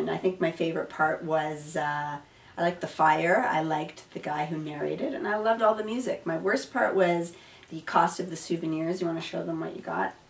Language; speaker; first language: English; native; English